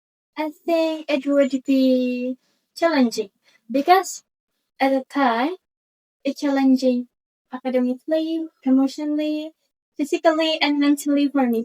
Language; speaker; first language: English; non-native, learner; Indonesian